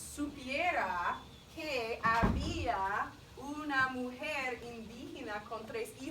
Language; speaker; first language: Spanish; non-native, fluent; English